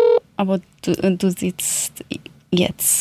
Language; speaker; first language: German; non-native, learner; Persian